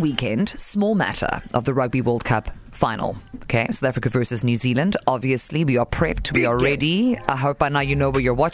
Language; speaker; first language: English; native; English